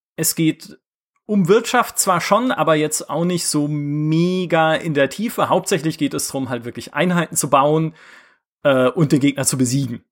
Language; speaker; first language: German; native; German